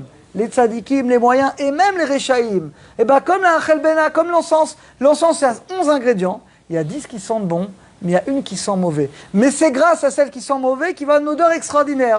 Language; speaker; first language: French; native; French